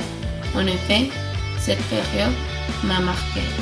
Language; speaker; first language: French; non-native, learner; Spanish